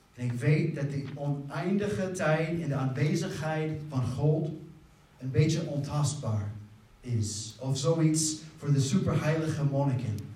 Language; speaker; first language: Dutch; non-native, fluent; English